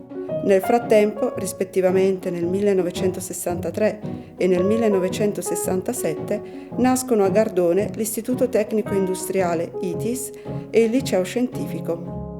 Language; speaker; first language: Italian; native; Italian